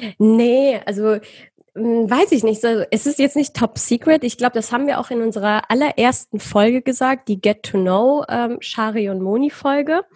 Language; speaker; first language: German; early bilingual, other home language; Persian